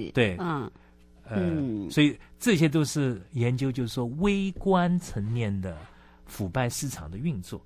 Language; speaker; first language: Chinese; native; Chinese